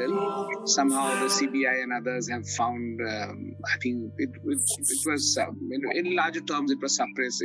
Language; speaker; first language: English; non-native, local second language; Bangla